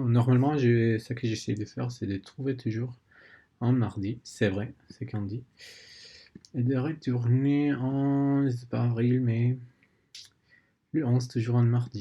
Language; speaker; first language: French; non-native, learner; Spanish